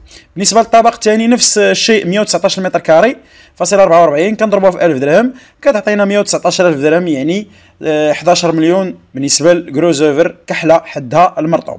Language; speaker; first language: Arabic; native; Arabic